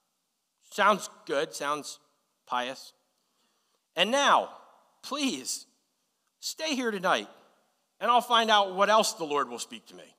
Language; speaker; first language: English; native; English